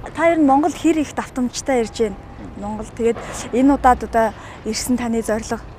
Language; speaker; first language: Mongolian; native; Mongolian